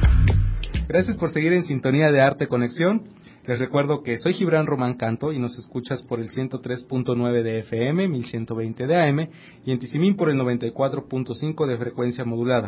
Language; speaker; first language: Spanish; native; Spanish